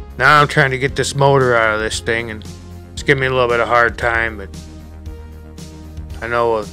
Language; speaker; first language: English; native; English